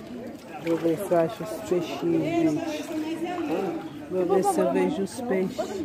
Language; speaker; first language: Portuguese; native; Portuguese